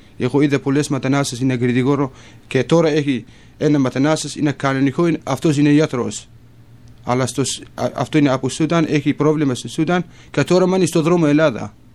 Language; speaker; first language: Greek; non-native, learner; Kurdish